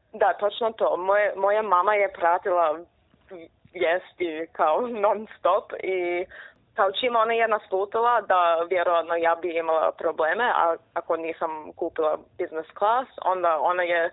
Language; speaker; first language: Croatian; early bilingual, heritage; Croatian